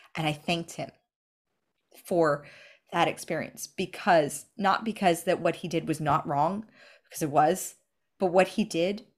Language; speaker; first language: English; native; English